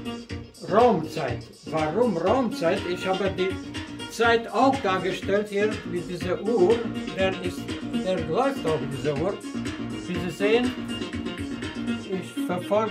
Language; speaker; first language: German; non-native, fluent; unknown